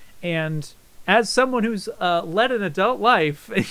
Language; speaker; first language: English; native; English